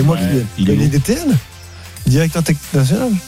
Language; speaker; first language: French; native; French